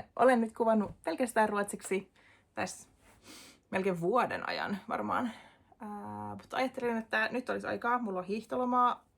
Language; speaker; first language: Finnish; non-native, local second language; Swedish